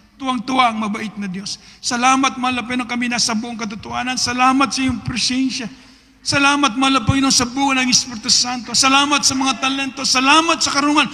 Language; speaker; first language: Filipino; native; Filipino